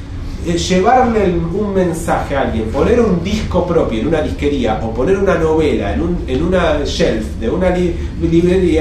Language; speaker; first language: Spanish; native; Spanish